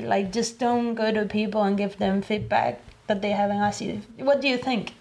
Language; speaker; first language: English; non-native, fluent; Spanish